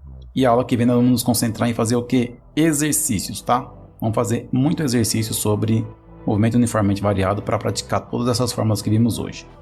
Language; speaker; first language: Portuguese; native; Portuguese